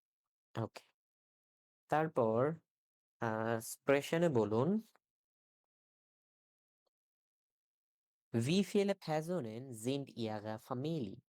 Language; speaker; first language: German; non-native, learner; Bangla